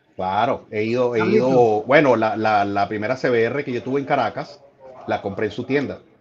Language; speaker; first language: Spanish; native; Spanish